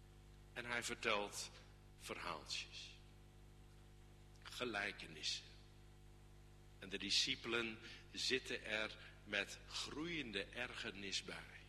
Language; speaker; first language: Dutch; native; Dutch